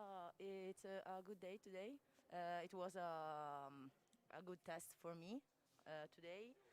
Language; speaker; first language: English; non-native, learner; Italian